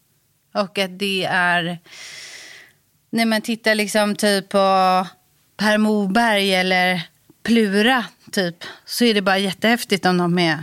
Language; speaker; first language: Swedish; native; Swedish